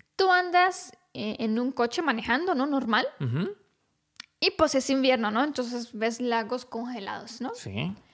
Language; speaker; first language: Spanish; non-native, fluent; Romanian